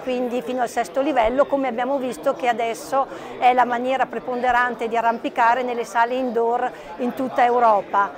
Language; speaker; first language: Italian; native; Italian